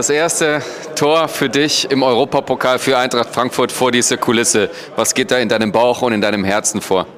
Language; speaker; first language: German; native; German